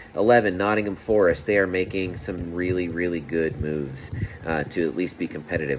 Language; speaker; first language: English; native; English